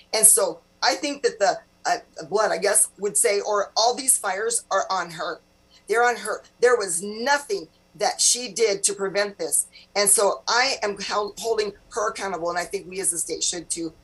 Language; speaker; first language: English; native; English